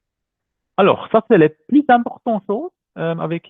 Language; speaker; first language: French; non-native, learner; German